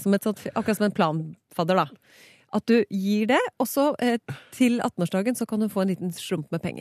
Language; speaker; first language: Norwegian; native; Norwegian